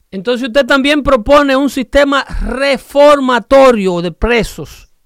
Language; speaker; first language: Spanish; native; Spanish